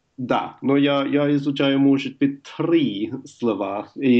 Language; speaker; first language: Russian; non-native, learner; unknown